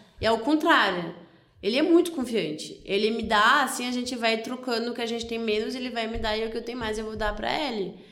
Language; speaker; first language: Portuguese; non-native, fluent; French